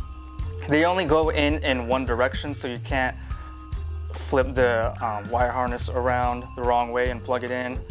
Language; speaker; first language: English; native; English